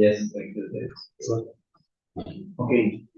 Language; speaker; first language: English; non-native, learner; Indonesian